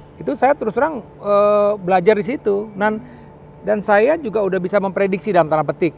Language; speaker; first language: Indonesian; native; Indonesian